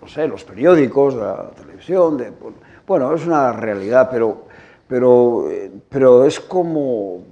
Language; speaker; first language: Spanish; native; Spanish